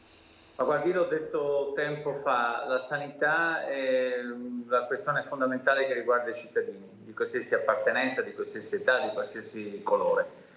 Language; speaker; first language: Italian; native; Italian